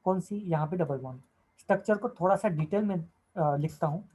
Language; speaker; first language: Hindi; non-native, local second language; Marathi